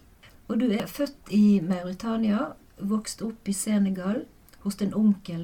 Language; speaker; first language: Norwegian; native; Norwegian